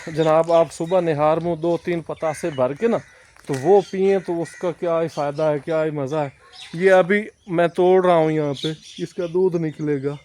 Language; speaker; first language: Urdu; non-native, local second language; Punjabi